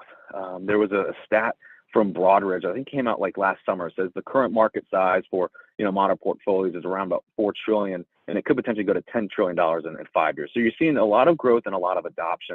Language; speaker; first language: English; native; English